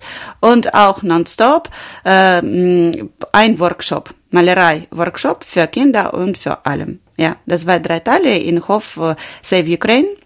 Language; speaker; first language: German; non-native, learner; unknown